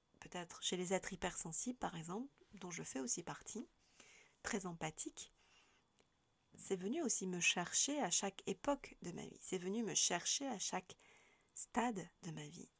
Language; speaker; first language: French; native; French